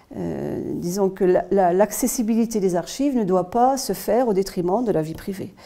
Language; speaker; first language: French; native; French